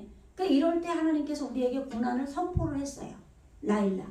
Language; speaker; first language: Korean; native; Korean